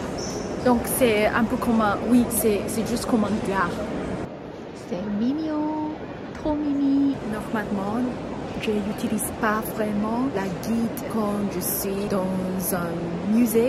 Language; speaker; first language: French; non-native, learner; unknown